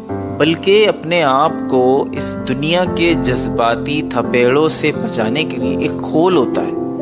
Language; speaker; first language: Urdu; native; Urdu